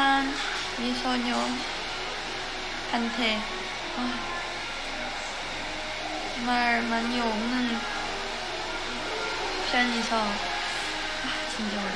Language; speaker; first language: Korean; non-native, fluent; Chinese